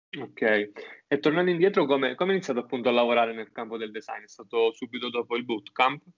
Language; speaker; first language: Italian; native; Italian